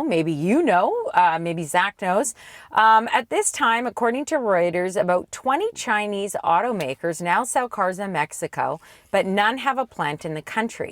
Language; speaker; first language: English; native; English